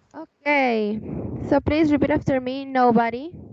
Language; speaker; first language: English; non-native, fluent; Spanish